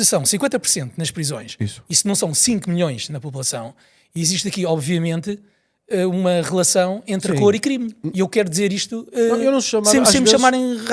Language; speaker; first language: Portuguese; native; Portuguese